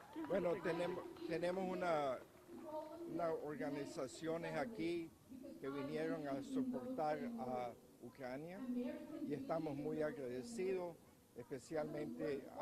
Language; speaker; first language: Spanish; non-native, local second language; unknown